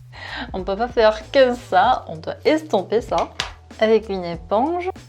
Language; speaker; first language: French; non-native, fluent; Korean